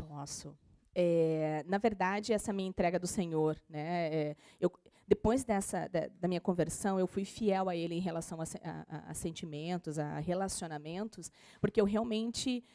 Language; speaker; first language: Portuguese; native; Portuguese